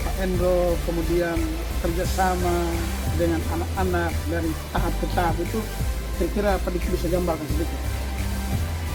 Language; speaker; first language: Indonesian; native; Indonesian